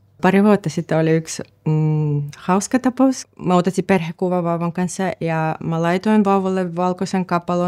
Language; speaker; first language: Finnish; non-native, fluent; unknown